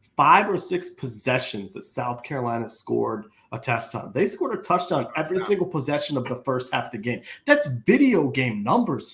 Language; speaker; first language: English; native; English